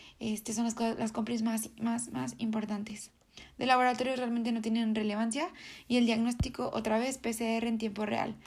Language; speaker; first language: Spanish; native; Spanish